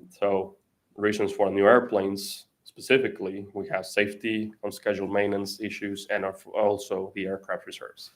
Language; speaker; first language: English; non-native, fluent; Spanish